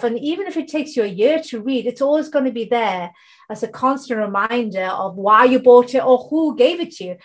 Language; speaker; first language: English; native; English